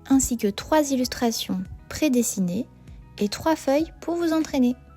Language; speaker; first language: French; native; French